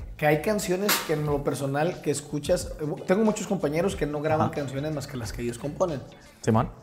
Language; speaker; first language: Spanish; native; Spanish